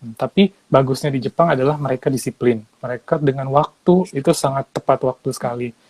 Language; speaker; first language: Indonesian; native; Indonesian